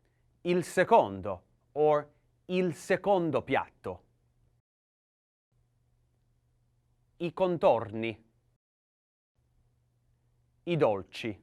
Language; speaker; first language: Italian; non-native, learner; English